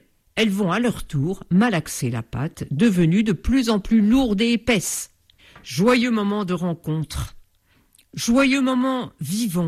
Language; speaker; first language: French; native; French